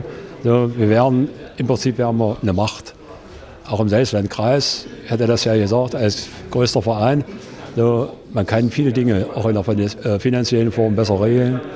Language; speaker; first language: German; native; German